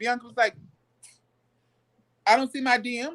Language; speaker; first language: English; native; English